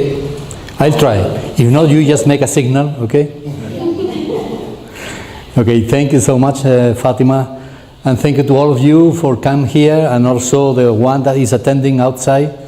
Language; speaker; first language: English; non-native, fluent; Spanish